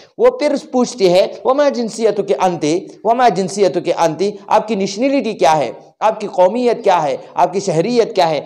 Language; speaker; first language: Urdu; non-native, local second language; Pashto